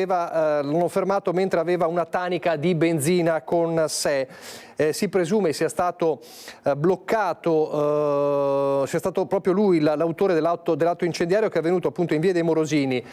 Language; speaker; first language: Italian; native; Italian